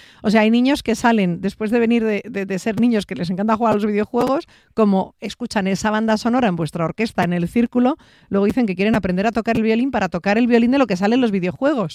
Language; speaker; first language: Spanish; native; Spanish